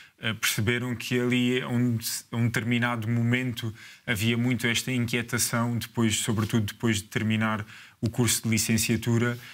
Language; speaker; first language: Portuguese; native; Portuguese